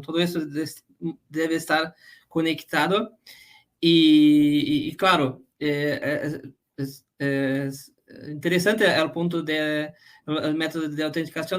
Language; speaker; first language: Spanish; non-native, fluent; Portuguese